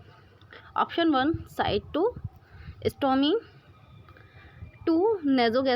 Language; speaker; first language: English; non-native, local second language; Hindi